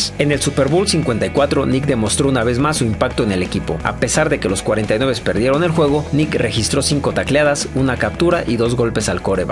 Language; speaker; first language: Spanish; native; Spanish